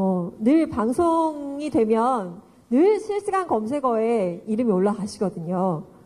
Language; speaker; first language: Korean; native; Korean